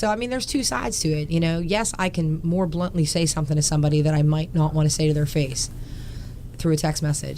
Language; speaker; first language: English; native; English